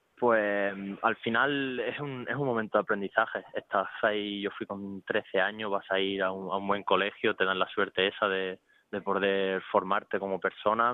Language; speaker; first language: Spanish; early bilingual, other home language; English